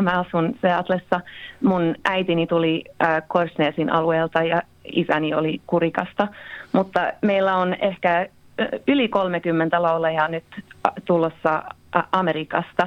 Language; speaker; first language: Finnish; early bilingual, heritage; Finnish